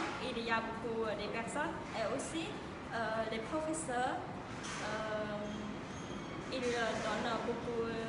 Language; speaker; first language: French; non-native, learner; Khmer